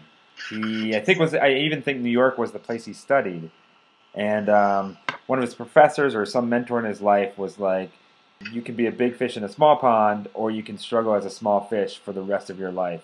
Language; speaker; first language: English; native; English